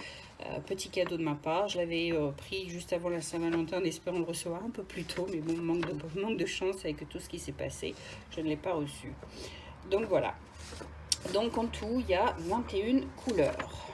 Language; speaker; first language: French; native; French